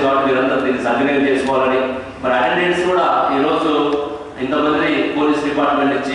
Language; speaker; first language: Telugu; native; Telugu